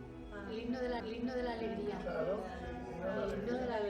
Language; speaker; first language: Spanish; native; Spanish